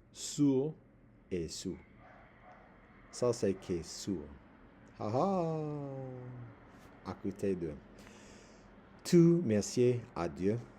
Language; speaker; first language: French; non-native, learner; English